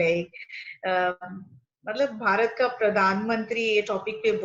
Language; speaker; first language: Hindi; non-native, local second language; Konkani